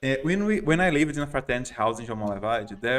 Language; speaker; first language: English; non-native, fluent; Portuguese